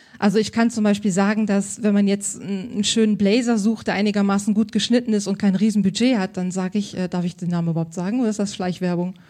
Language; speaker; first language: German; native; German